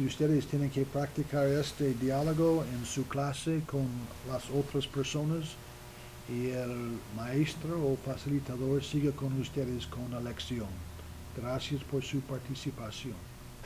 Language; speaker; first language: Spanish; non-native, learner; English